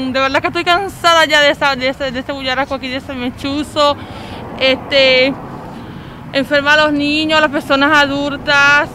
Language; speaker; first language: Spanish; native; Spanish